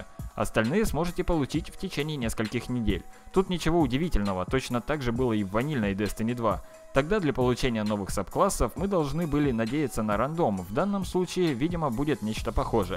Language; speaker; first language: Russian; native; Russian